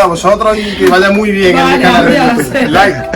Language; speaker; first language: Spanish; native; Spanish